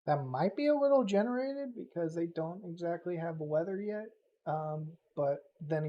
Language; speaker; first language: English; native; English